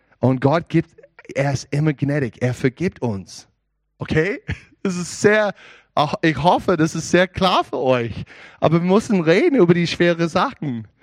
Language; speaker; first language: German; non-native, learner; English